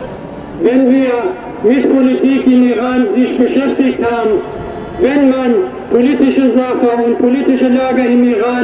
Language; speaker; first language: German; non-native, fluent; Persian